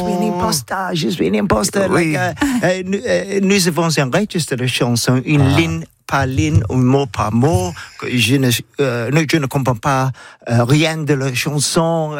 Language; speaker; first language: French; non-native, learner; English